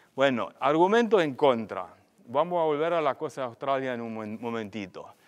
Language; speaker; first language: Spanish; non-native, fluent; German